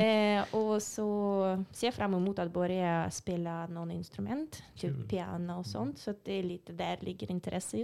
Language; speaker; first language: Swedish; non-native, fluent; Russian